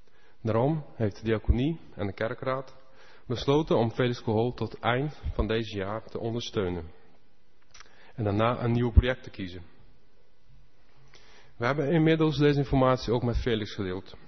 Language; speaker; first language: Dutch; non-native, fluent; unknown